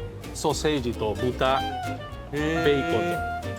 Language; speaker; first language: Japanese; non-native, fluent; Portuguese